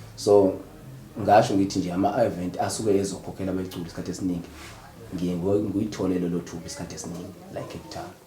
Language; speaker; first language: Zulu; native; Zulu